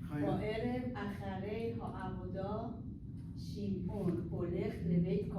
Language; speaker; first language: Hebrew; non-native, learner; English